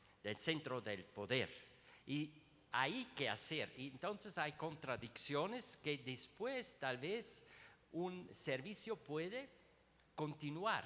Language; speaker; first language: Spanish; non-native, learner; Swiss German